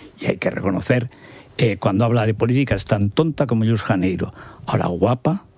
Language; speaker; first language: Spanish; native; Spanish